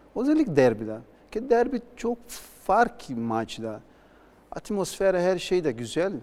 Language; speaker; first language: Turkish; non-native, learner; Portuguese